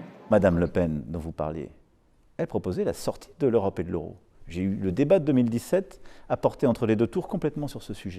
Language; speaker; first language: French; native; French